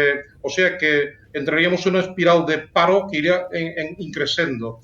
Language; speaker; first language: Spanish; native; Spanish